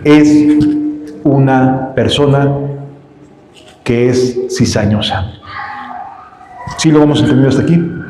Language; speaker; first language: Spanish; native; Spanish